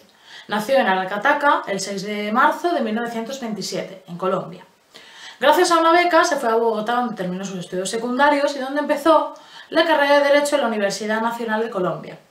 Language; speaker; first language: Spanish; native; Spanish